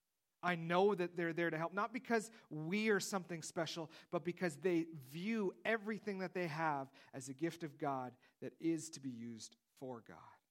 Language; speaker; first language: English; native; English